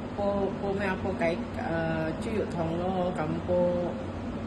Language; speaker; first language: Cantonese; non-native, learner; Indonesian